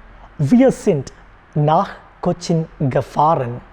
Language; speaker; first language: German; non-native, fluent; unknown